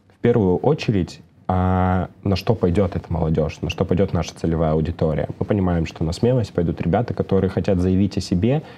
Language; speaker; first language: Russian; native; Russian